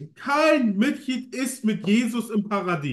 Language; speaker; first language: German; native; German